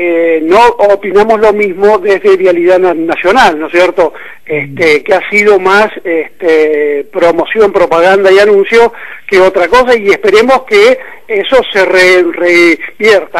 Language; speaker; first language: Spanish; native; Spanish